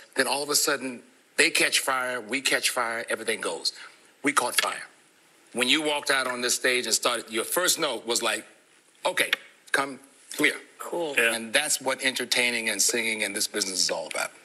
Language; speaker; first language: English; native; English